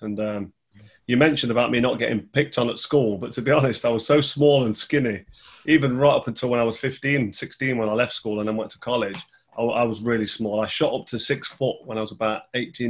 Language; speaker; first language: English; native; English